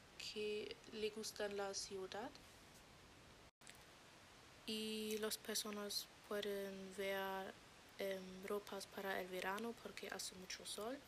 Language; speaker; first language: Spanish; non-native, learner; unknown